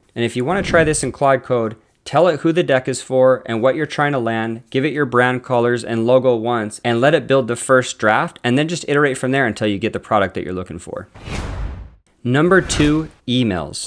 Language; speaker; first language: English; native; English